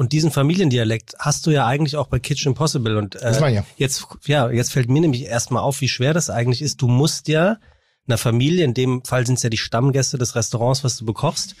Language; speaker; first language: German; native; German